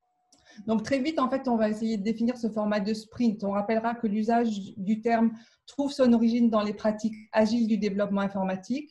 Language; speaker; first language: French; native; French